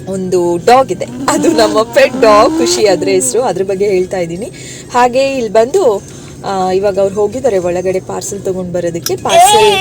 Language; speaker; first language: Kannada; native; Kannada